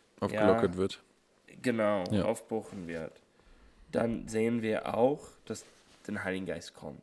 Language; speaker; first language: German; non-native, fluent; English